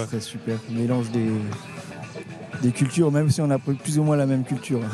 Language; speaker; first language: French; native; French